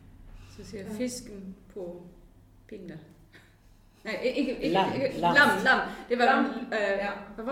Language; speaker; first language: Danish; non-native, fluent; German